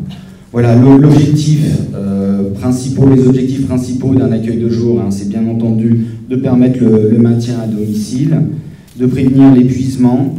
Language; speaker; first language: French; native; French